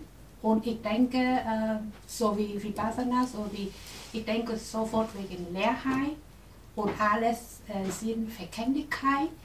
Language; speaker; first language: German; non-native, learner; Vietnamese